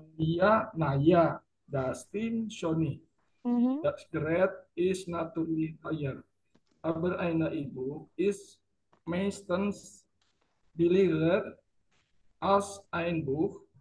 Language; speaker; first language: German; non-native, learner; Indonesian